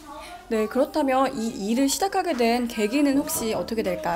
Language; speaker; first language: Korean; native; Korean